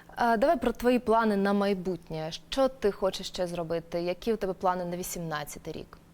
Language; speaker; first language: Ukrainian; non-native, local second language; Russian